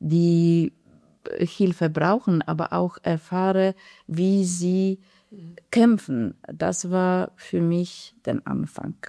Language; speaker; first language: German; non-native, fluent; Polish